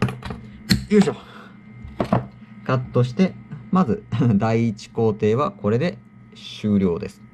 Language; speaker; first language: Japanese; native; Japanese